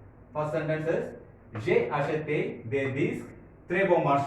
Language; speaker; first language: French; non-native, fluent; Tamil